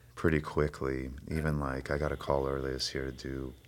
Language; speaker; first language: English; early bilingual, other home language; Spanish